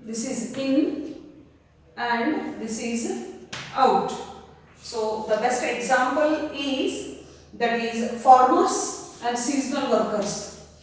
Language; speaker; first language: English; non-native, local second language; Kannada